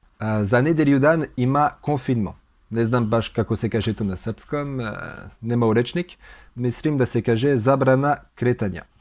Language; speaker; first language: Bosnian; non-native, learner; French